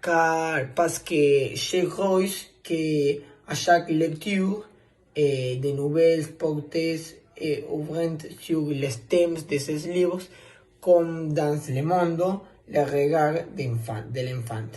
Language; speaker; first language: French; non-native, learner; Spanish